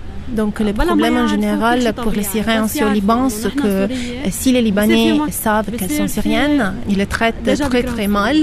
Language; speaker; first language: French; non-native, fluent; Italian